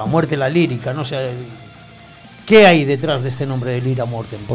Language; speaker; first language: Spanish; native; Spanish